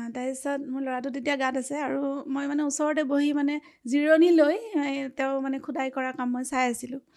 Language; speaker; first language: Assamese; native; Assamese